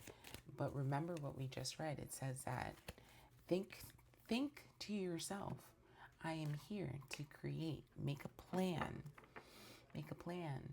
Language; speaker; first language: English; native; English